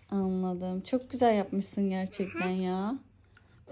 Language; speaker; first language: Turkish; native; Turkish